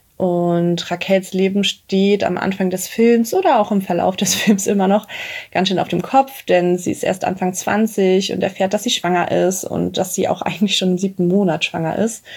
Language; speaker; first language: German; native; German